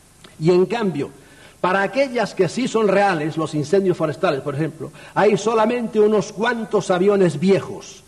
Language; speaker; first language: Spanish; native; Spanish